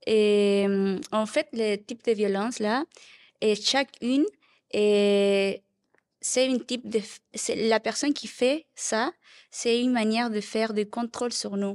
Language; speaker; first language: French; non-native, learner; Spanish